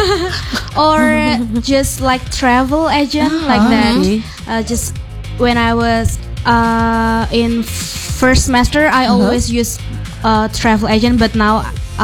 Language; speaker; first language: English; non-native, learner; Indonesian